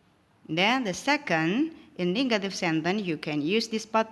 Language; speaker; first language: English; non-native, local second language; Indonesian